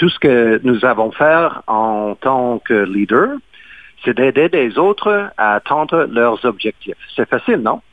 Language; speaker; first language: French; non-native, fluent; English